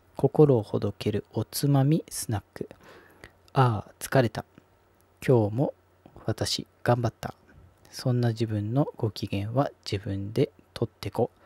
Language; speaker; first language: Japanese; native; Japanese